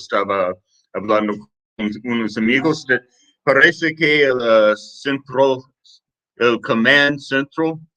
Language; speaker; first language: Spanish; non-native, learner; English